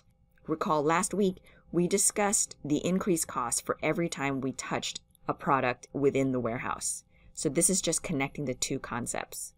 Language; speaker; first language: English; native; English